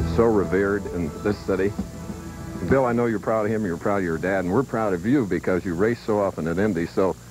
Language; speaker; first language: English; native; English